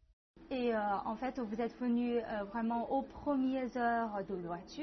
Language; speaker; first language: French; non-native, fluent; Chinese